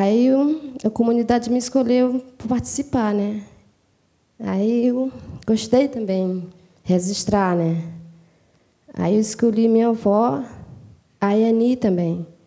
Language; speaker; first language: Portuguese; non-native, local second language; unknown